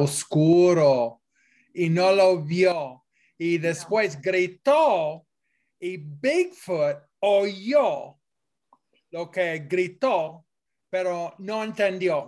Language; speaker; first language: Spanish; non-native, fluent; English